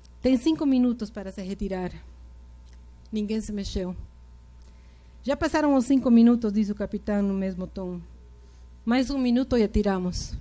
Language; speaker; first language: Portuguese; non-native, fluent; Spanish